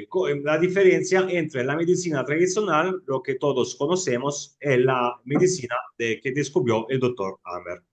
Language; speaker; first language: Spanish; non-native, fluent; Italian